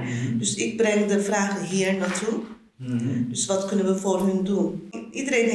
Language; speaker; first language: Dutch; non-native, learner; Turkish